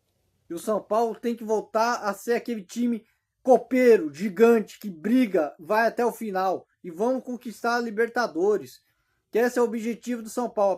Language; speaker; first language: Portuguese; native; Portuguese